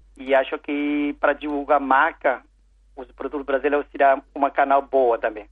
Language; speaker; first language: Portuguese; non-native, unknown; Chinese